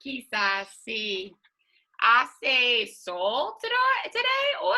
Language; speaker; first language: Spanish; non-native, fluent; English